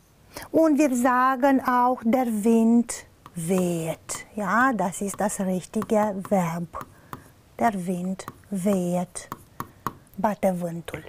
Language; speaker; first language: German; non-native, fluent; Romanian